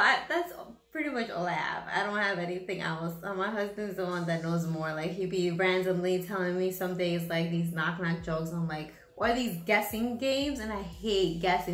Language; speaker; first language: English; early bilingual, other home language; Spanish